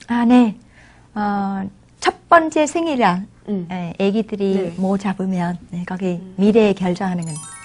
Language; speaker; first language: Korean; non-native, fluent; Vietnamese